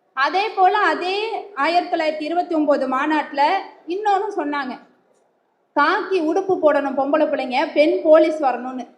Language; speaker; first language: Tamil; native; Tamil